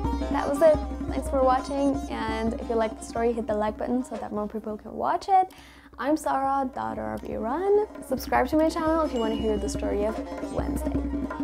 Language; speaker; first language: English; non-native, fluent; Persian